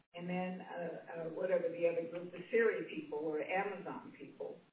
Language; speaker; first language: English; native; English